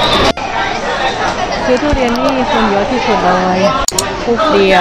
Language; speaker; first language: Thai; native; Thai